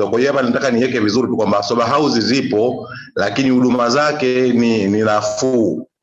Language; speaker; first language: Swahili; native; Swahili